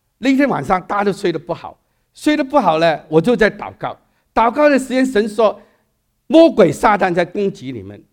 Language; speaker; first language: Chinese; non-native, local second language; Cantonese